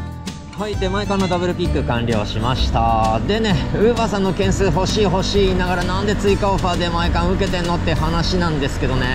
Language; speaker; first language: Japanese; native; Japanese